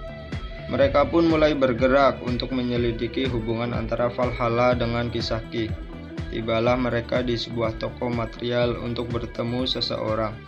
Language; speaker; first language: Indonesian; native; Indonesian